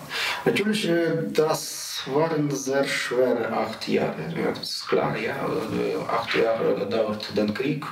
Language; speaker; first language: German; non-native, learner; Ukrainian